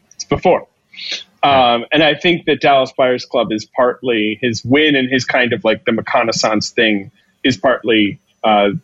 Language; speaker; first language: English; native; English